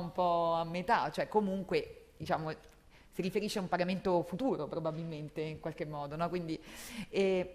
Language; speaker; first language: Italian; native; Italian